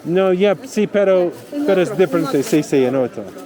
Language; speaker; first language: Spanish; non-native, learner; English